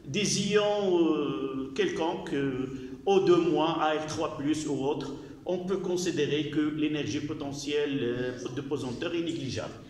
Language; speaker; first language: French; non-native, local second language; Arabic